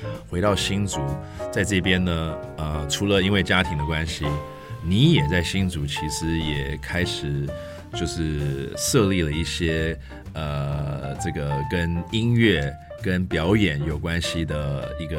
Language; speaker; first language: Chinese; native; Chinese